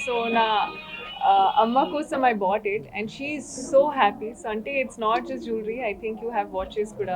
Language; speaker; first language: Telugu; non-native, learner; Hindi